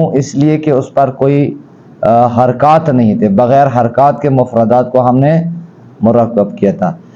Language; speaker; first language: Urdu; native; Urdu